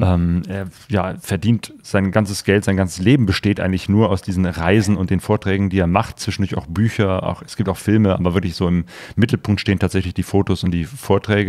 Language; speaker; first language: German; native; German